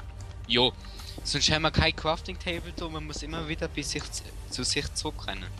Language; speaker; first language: German; native; German